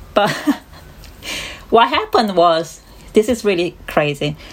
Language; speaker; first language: English; non-native, fluent; Korean